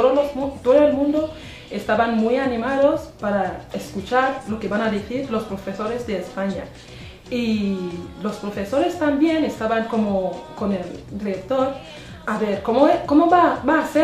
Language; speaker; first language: Spanish; non-native, fluent; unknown